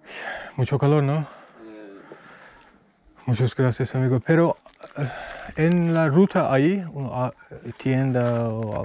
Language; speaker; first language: Spanish; non-native, learner; Turkish